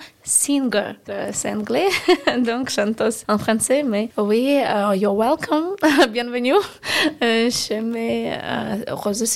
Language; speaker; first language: French; non-native, learner; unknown